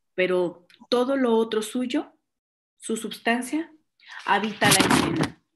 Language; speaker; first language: Spanish; native; Spanish